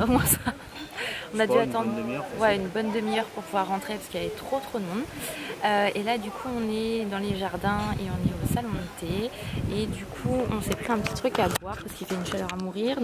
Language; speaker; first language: French; native; French